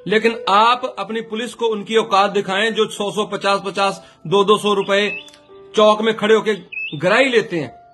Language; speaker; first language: Hindi; non-native, local second language; Punjabi